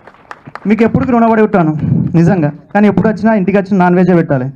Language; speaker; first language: Telugu; native; Telugu